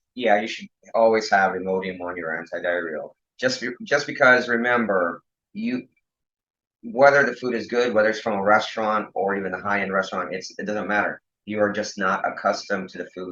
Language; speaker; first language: English; native; English